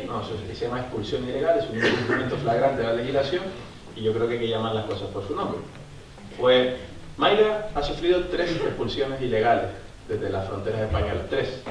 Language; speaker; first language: Spanish; native; Spanish